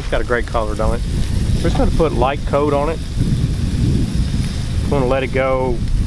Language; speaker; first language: English; native; English